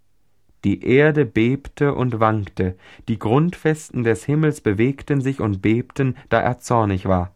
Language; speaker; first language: German; native; German